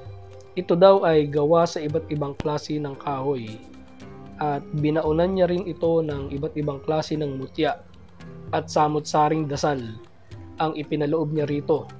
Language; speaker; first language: Filipino; native; Filipino